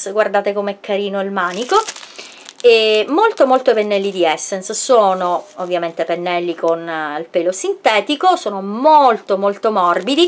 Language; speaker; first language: Italian; native; Italian